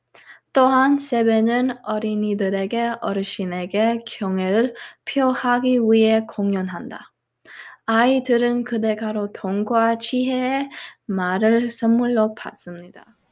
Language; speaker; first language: Korean; early bilingual, heritage; Korean